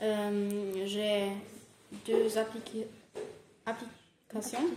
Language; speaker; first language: French; non-native, learner; German